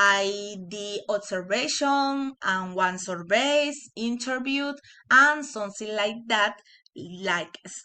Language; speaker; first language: English; non-native, learner; Spanish